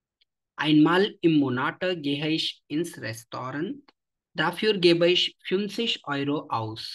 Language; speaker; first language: German; non-native, learner; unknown